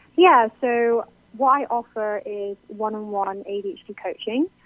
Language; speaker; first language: English; native; English